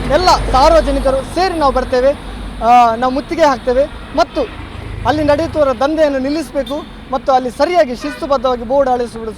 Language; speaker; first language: Kannada; non-native, local second language; Tulu